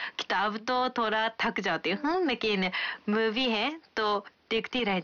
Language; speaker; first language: Hindi; non-native, fluent; Japanese